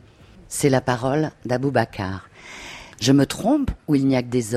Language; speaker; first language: French; native; French